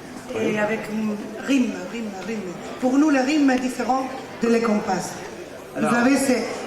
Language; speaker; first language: French; non-native, learner; Spanish